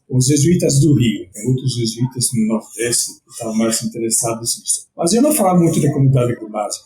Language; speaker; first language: Portuguese; non-native, fluent; French